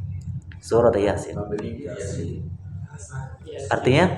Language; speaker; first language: Indonesian; native; Indonesian